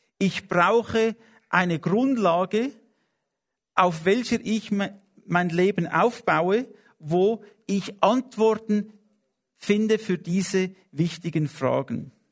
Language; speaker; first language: German; non-native, fluent; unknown